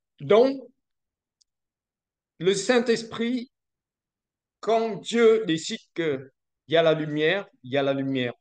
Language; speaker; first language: French; non-native, fluent; Vietnamese